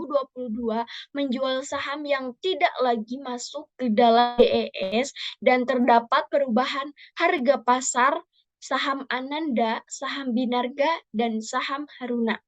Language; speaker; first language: Indonesian; native; Indonesian